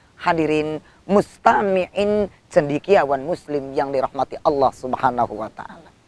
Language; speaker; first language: Indonesian; non-native, local second language; Sundanese